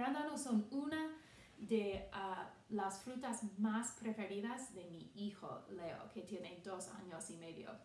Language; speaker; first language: Spanish; non-native, fluent; English